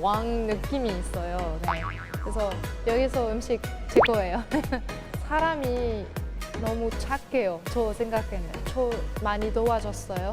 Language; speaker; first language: Korean; non-native, learner; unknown